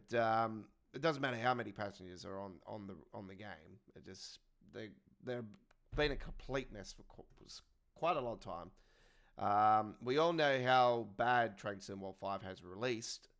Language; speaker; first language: English; native; English